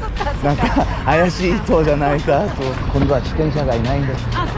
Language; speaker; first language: Japanese; non-native, learner; Korean